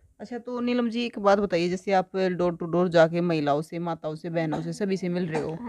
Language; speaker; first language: Hindi; native; Hindi